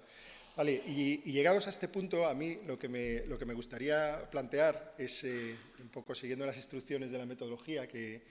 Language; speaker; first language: Spanish; native; Spanish